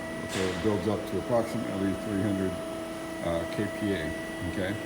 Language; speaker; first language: English; native; English